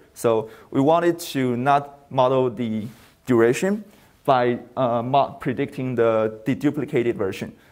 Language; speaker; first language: English; non-native, fluent; Chinese